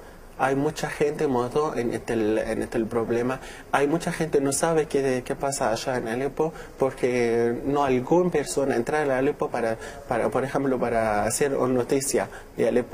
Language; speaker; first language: Spanish; non-native, learner; Arabic